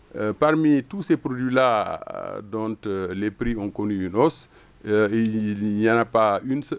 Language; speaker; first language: French; non-native, local second language; Wolof